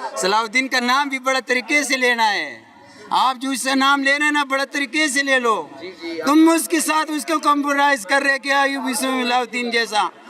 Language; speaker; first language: Urdu; non-native, local second language; Pashto